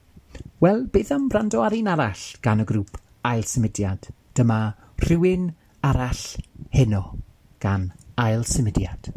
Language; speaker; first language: Welsh; native; Welsh